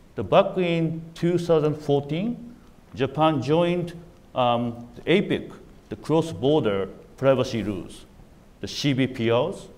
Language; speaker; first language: English; non-native, fluent; Japanese